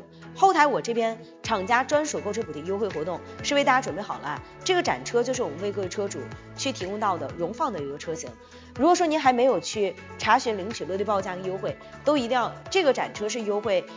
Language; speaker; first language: Chinese; native; Chinese